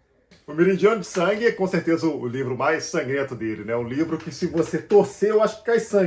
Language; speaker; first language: Portuguese; native; Portuguese